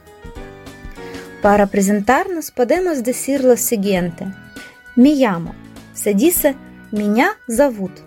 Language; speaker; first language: Spanish; non-native, fluent; Russian